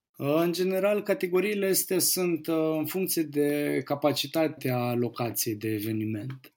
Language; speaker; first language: Romanian; native; Romanian